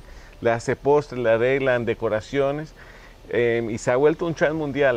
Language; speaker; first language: Spanish; native; Spanish